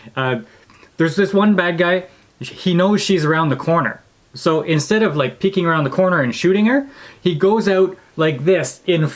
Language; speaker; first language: English; native; English